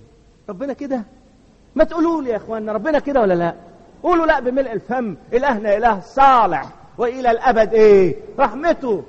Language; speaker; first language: Arabic; native; Arabic